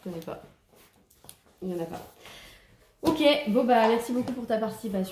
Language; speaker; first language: French; native; French